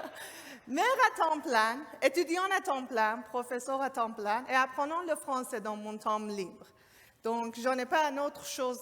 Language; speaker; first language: French; non-native, learner; Persian